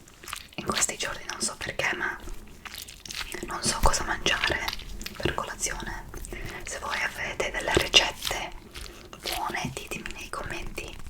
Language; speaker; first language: Italian; non-native, fluent; English